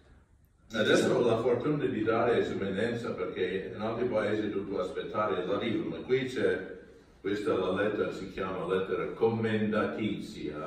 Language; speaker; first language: Italian; non-native, learner; English